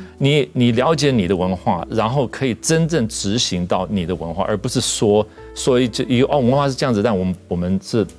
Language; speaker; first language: Chinese; non-native, fluent; English